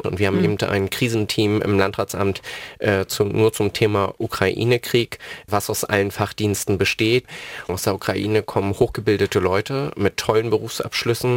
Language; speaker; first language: German; native; German